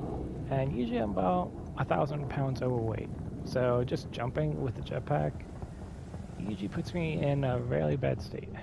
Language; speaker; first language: English; native; English